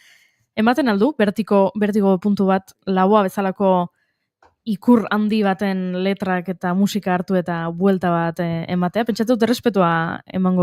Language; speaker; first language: Basque; native; Basque